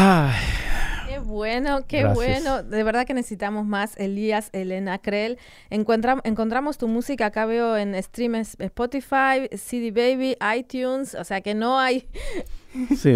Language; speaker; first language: Spanish; native; Spanish